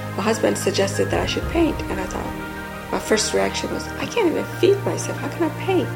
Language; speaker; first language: English; non-native, fluent; Persian